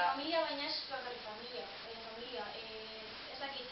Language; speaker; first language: Basque; non-native, local second language; Spanish